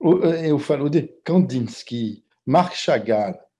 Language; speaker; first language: Portuguese; non-native, fluent; French